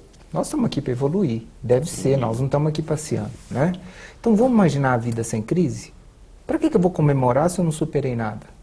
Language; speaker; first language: Portuguese; native; Portuguese